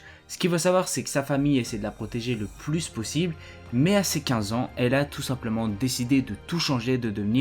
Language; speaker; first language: French; native; French